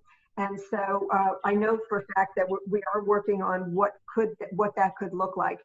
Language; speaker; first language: English; native; English